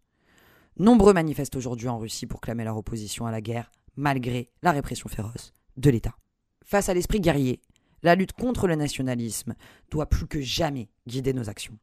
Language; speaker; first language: French; native; French